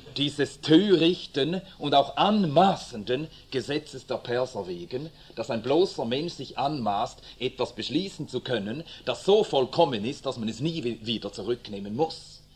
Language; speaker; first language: German; early bilingual, other home language; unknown